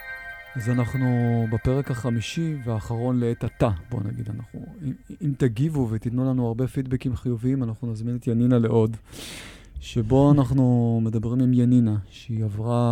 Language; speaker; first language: Hebrew; native; Hebrew